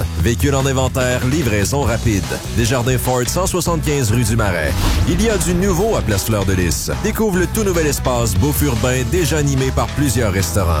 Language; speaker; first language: French; native; French